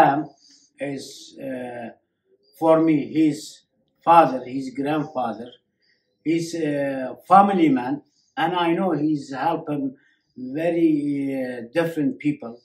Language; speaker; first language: English; non-native, learner; Kurdish